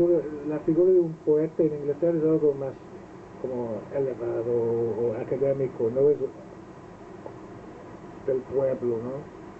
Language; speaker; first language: Spanish; non-native, fluent; Welsh